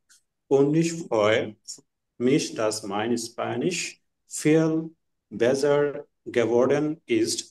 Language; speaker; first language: German; non-native, learner; Bangla